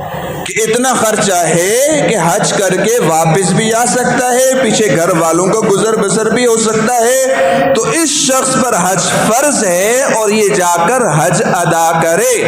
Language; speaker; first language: Urdu; native; Urdu